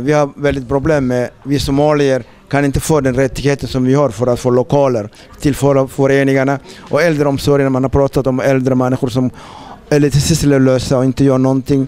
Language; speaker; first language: Swedish; non-native, fluent; Somali